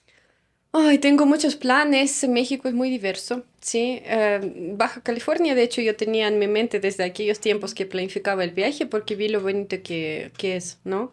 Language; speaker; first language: Spanish; non-native, fluent; Russian